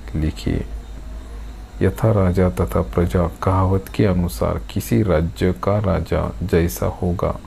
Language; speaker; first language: Hindi; non-native, local second language; Marathi